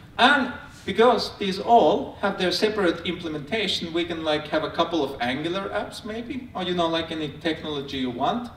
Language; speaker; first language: English; non-native, fluent; Finnish